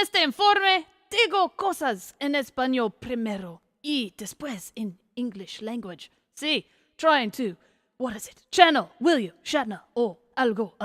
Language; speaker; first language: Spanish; non-native, learner; English